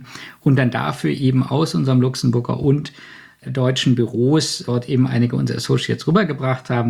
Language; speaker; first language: German; native; German